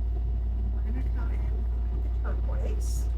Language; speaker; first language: English; native; English